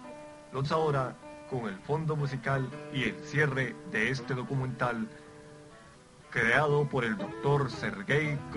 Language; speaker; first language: Spanish; native; Spanish